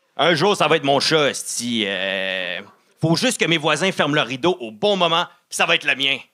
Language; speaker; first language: French; native; French